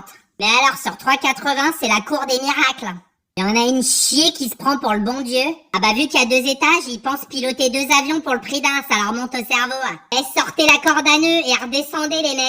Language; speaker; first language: French; native; French